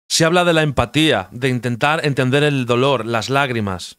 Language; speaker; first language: Spanish; native; Spanish